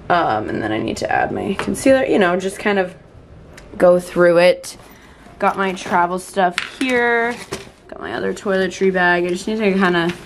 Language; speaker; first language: English; native; English